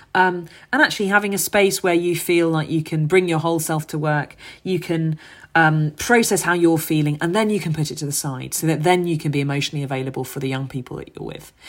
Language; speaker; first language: English; native; English